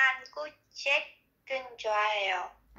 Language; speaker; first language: Korean; non-native, learner; Vietnamese